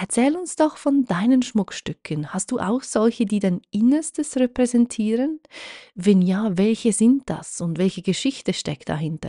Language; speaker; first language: German; native; German